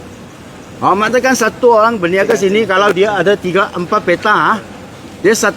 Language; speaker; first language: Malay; non-native, local second language; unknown